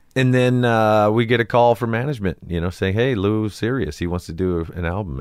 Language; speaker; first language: English; native; English